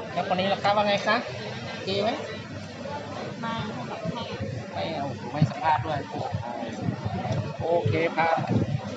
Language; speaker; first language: Thai; native; Thai